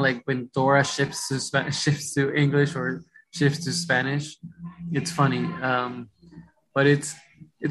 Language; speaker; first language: English; early bilingual, other home language; Spanish